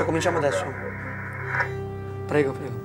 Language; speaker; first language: Italian; native; Italian